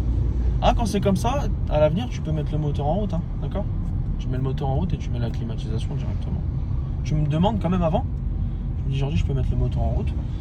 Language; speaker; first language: French; native; French